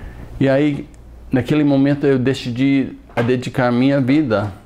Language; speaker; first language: Portuguese; non-native, fluent; English